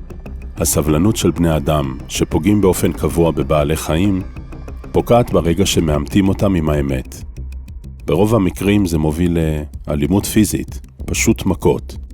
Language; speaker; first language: Hebrew; native; Hebrew